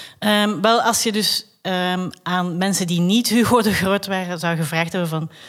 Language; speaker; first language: Dutch; native; Dutch